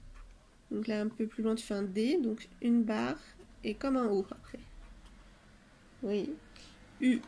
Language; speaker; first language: French; native; French